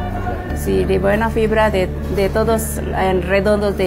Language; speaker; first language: Spanish; non-native, learner; Indonesian